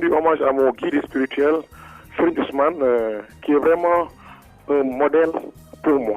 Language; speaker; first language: French; non-native, local second language; Wolof